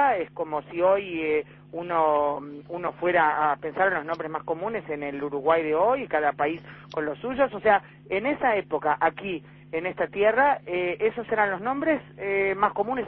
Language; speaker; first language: Spanish; native; Spanish